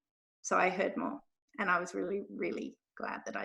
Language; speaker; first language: English; native; English